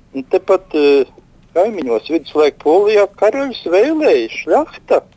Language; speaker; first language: Latvian; non-native, local second language; Russian